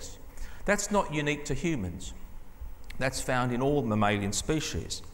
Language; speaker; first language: English; native; English